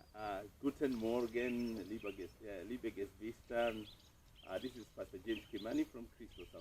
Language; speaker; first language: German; non-native, fluent; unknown